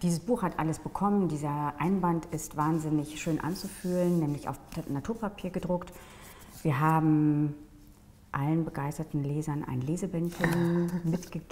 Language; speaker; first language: German; native; German